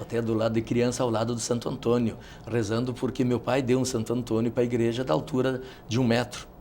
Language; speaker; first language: Portuguese; native; Portuguese